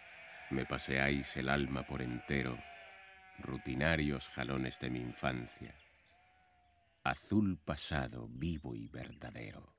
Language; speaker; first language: Spanish; native; Spanish